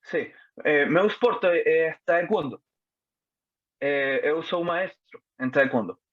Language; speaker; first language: Portuguese; non-native, learner; Spanish